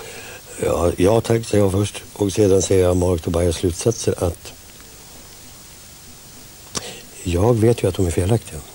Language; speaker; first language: Swedish; native; Swedish